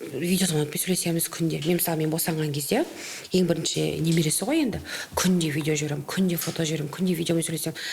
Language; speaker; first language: Kazakh; native; Kazakh